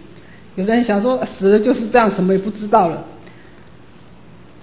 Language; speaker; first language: Chinese; native; Chinese